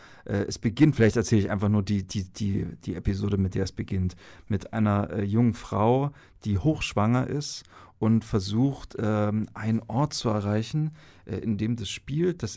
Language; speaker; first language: German; native; German